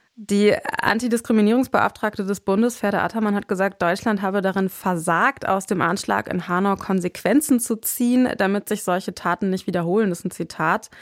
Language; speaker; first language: German; native; German